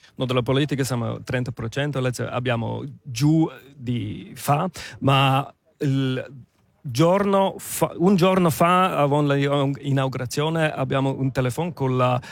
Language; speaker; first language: Italian; non-native, local second language; Romansh